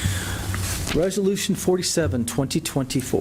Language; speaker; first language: English; native; English